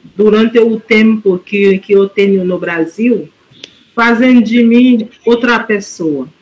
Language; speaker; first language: Portuguese; non-native, fluent; Haitian Creole